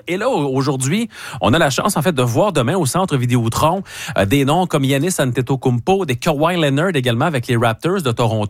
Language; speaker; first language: French; native; French